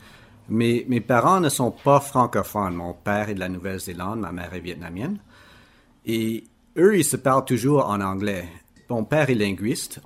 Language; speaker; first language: French; native; French